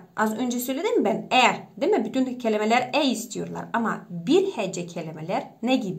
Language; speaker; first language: Turkish; non-native, fluent; Russian